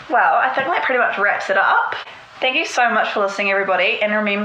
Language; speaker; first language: English; native; English